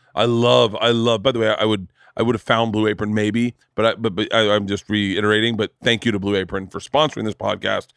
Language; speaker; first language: English; native; English